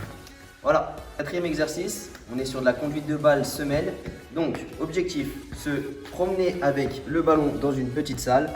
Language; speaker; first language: French; native; French